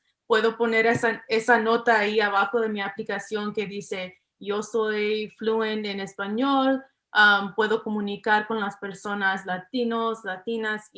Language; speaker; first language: Spanish; early bilingual, heritage; English